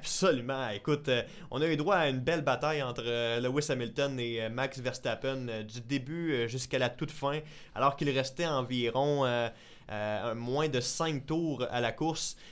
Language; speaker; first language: French; native; French